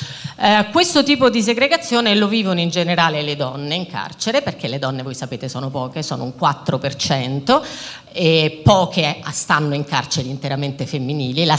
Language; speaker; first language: Italian; native; Italian